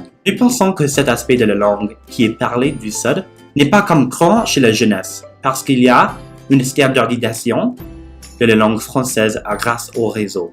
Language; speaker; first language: French; non-native, learner; English